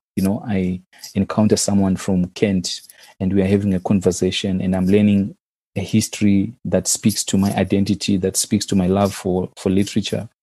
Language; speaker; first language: English; non-native, local second language; Shona